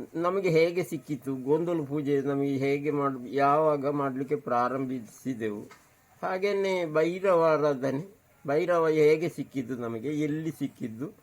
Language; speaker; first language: Kannada; non-native, local second language; Marathi